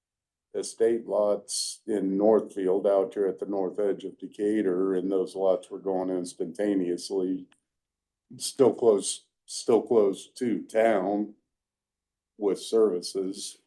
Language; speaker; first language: English; native; English